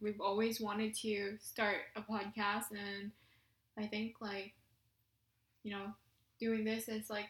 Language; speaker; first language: English; non-native, local second language; Filipino